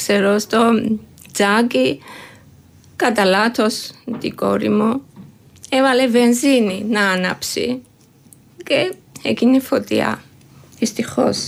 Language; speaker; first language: Greek; non-native, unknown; Georgian